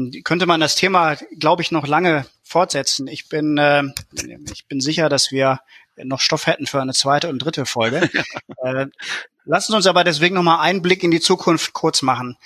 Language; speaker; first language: German; native; German